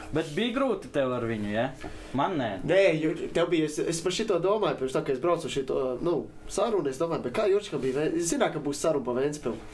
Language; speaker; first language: Latvian; non-native, local second language; Russian